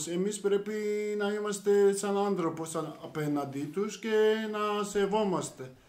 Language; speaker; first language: Greek; non-native, learner; Persian